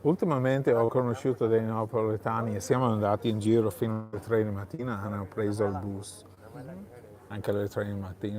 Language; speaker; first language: Italian; non-native, fluent; English